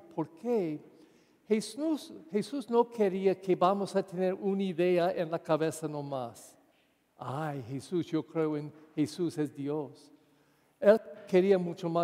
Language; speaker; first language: Spanish; non-native, fluent; English